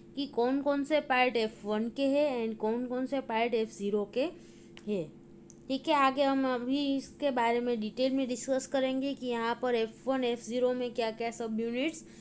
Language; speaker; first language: Hindi; non-native, local second language; Gujarati